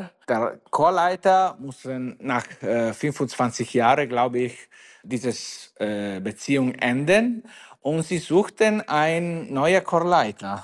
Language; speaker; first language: German; non-native, learner; Italian